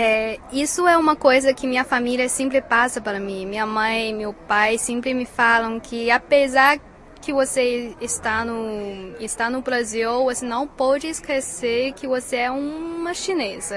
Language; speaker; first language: Portuguese; non-native, fluent; Chinese